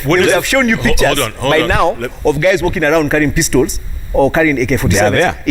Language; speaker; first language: English; non-native, local second language; Kikuyu